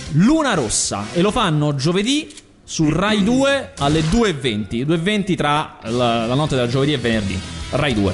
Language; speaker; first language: Italian; native; Italian